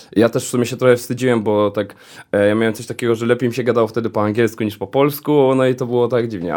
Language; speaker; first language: Polish; early bilingual, heritage; Polish